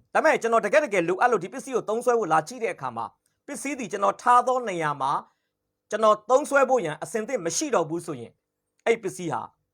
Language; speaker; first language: Burmese; native; Burmese